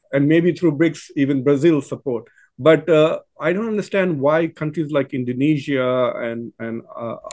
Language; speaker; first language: English; non-native, local second language; Urdu